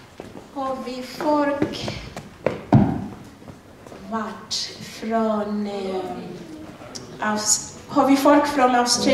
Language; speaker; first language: Swedish; non-native, learner; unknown